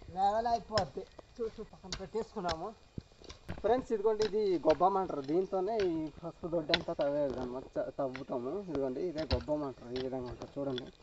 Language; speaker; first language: Telugu; non-native, local second language; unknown